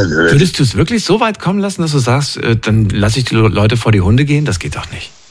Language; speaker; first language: German; native; German